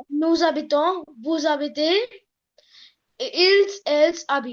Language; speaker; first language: French; non-native, learner; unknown